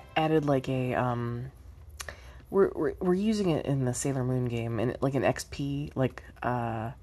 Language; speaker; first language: English; native; English